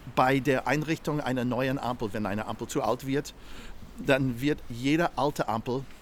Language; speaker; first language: German; non-native, fluent; English